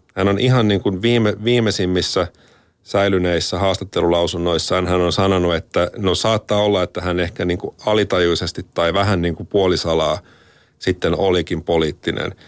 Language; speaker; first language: Finnish; native; Finnish